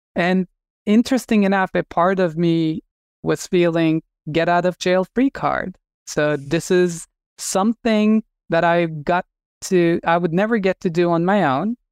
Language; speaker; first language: English; non-native, fluent; Turkish